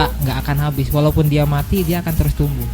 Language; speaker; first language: Indonesian; native; Indonesian